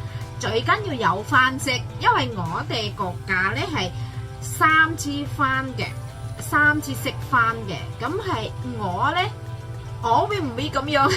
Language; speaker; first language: Cantonese; non-native, fluent; Indonesian